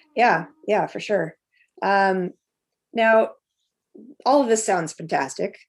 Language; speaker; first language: English; native; English